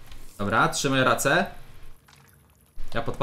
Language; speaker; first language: Polish; native; Polish